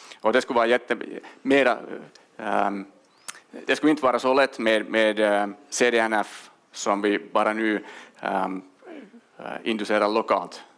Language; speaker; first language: Swedish; non-native, local second language; Finnish